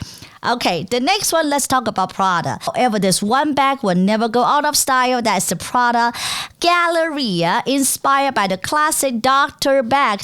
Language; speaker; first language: English; non-native, fluent; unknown